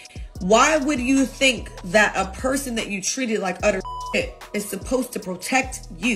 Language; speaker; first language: English; native; English